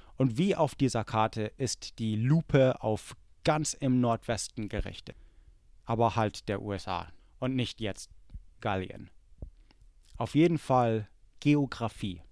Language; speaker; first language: German; early bilingual, other home language; English